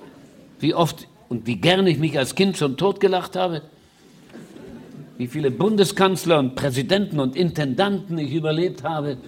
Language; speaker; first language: German; native; German